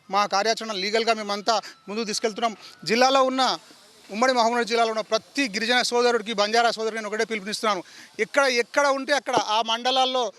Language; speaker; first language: Telugu; non-native, local second language; Lambadi